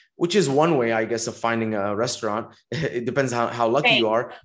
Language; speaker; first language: English; non-native, fluent; Arabic